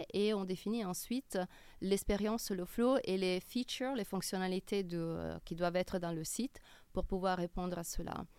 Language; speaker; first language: French; non-native, fluent; Italian